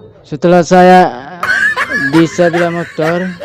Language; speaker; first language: Indonesian; non-native, local second language; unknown